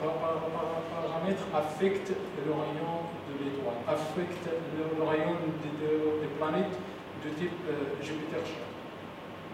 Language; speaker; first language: French; non-native, local second language; Arabic